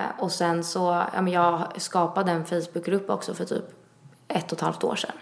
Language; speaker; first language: Swedish; early bilingual, other home language; Italian